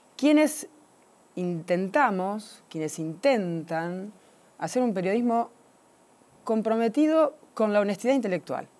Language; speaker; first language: Spanish; native; Spanish